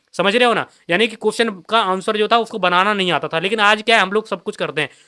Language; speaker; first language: Hindi; native; Hindi